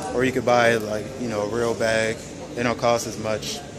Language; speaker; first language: English; native; English